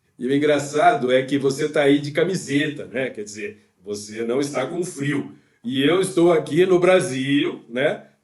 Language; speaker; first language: Portuguese; native; Portuguese